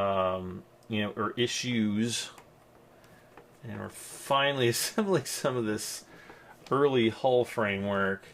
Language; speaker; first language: English; native; English